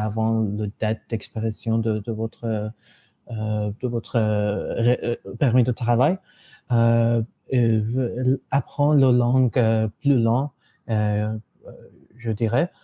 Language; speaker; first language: French; non-native, fluent; English